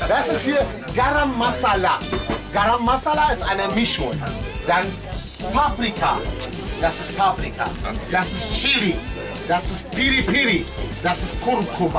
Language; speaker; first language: German; non-native, learner; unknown